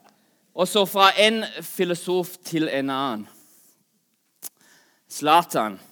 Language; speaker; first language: Norwegian; non-native, fluent; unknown